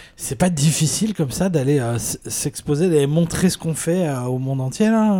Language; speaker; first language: French; native; French